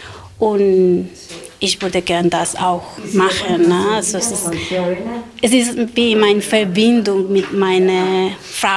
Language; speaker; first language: German; non-native, learner; Spanish